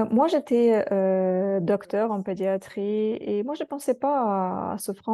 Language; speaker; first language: French; non-native, fluent; Russian